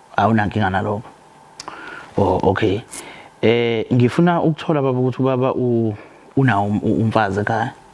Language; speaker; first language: Zulu; native; Zulu